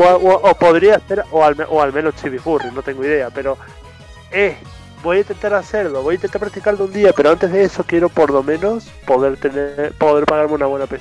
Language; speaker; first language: Spanish; native; Spanish